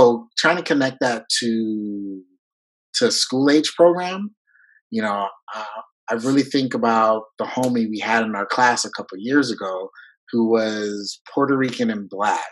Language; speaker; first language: English; early bilingual, other home language; French